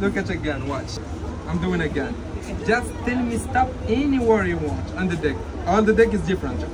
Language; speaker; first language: English; non-native, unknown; Arabic